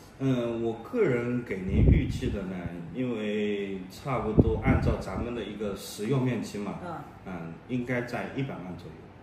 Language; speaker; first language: Chinese; native; Chinese